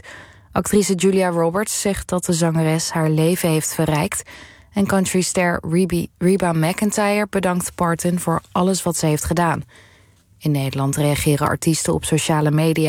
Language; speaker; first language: Dutch; native; Dutch